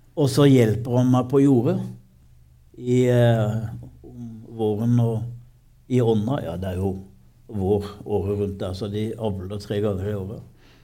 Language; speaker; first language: Norwegian; native; Norwegian